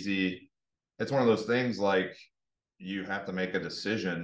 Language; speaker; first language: English; native; English